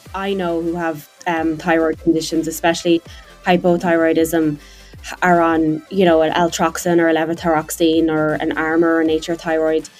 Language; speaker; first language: English; native; English